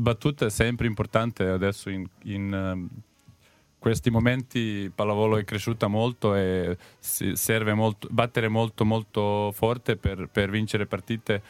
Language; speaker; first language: Italian; non-native, learner; Serbian